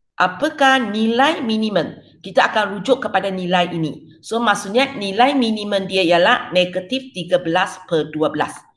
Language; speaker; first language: Malay; non-native, local second language; Chinese